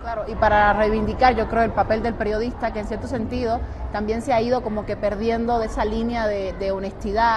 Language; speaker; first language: Spanish; native; Spanish